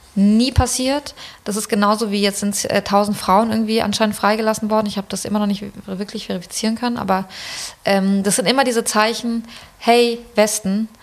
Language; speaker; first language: German; early bilingual, other home language; Persian